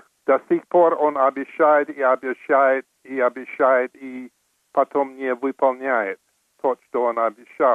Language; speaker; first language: Russian; non-native, fluent; English